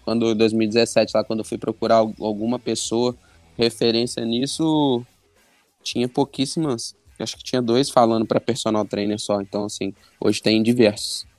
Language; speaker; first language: Portuguese; native; Portuguese